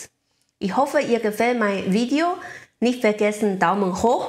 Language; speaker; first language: German; non-native, learner; Chinese